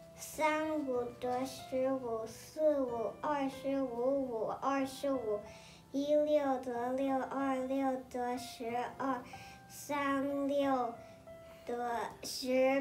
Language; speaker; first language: Chinese; early bilingual, heritage; Chinese